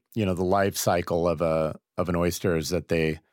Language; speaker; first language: English; native; English